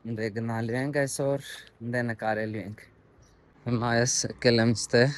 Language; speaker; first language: Armenian; non-native, learner; Hindi